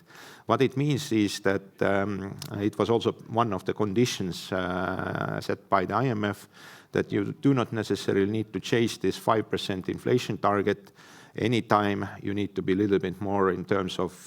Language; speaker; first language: English; non-native, fluent; Estonian